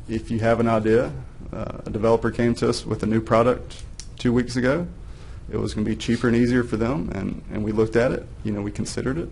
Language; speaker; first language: English; native; English